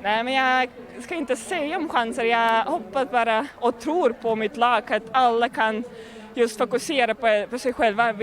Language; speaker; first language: Swedish; non-native, fluent; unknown